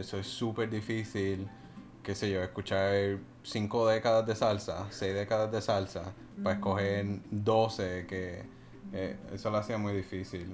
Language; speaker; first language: Spanish; native; Spanish